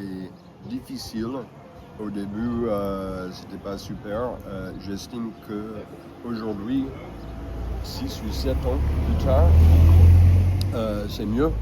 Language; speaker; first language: French; non-native, fluent; English